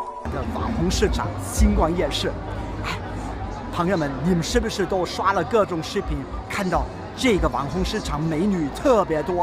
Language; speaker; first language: Chinese; non-native, fluent; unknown